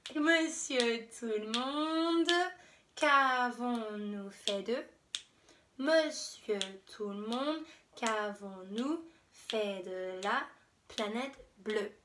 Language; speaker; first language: French; non-native, fluent; English